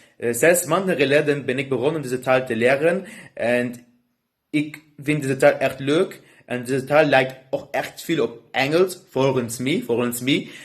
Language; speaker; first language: Dutch; non-native, learner; Luxembourgish